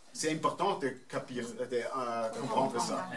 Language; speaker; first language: French; non-native, fluent; German